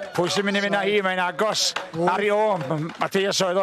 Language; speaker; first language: Welsh; native; Welsh